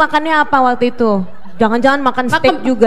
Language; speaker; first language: Indonesian; native; Indonesian